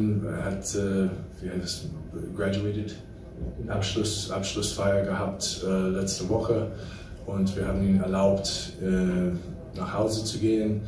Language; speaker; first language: German; non-native, fluent; English